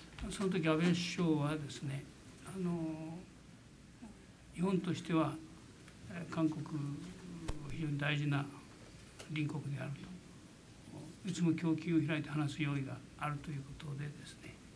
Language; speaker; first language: Japanese; native; Japanese